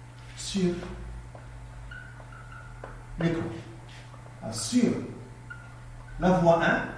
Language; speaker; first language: French; non-native, local second language; Arabic